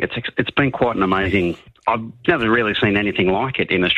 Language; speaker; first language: English; native; English